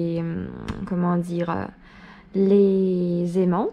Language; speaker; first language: French; non-native, fluent; Russian